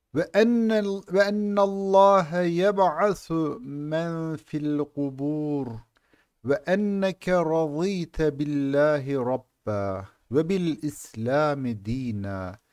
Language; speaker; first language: Arabic; non-native, fluent; Turkish